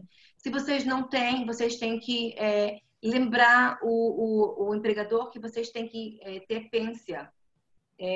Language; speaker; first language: Portuguese; non-native, fluent; Hebrew